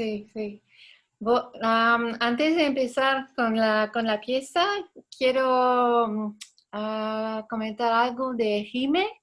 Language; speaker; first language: Spanish; non-native, fluent; French